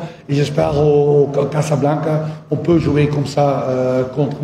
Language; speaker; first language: French; non-native, fluent; Dutch